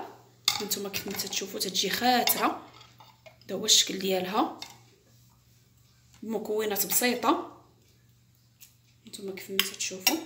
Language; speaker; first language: Arabic; native; Arabic